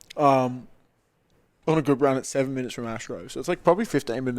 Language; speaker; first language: English; native; English